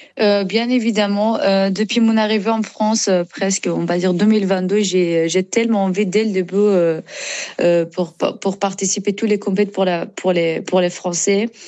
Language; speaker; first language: French; non-native, learner; Persian